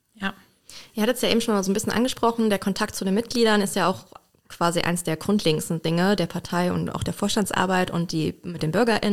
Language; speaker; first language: German; native; German